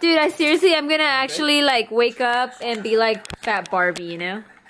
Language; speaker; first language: English; early bilingual, other home language; Spanish